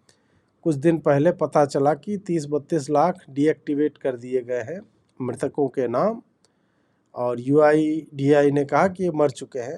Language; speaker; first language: Hindi; native; Hindi